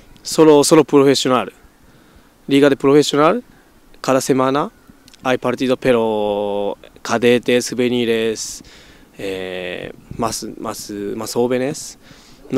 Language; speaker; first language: Spanish; non-native, learner; Japanese